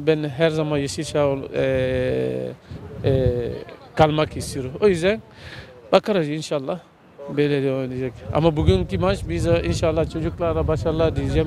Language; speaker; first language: Turkish; non-native, learner; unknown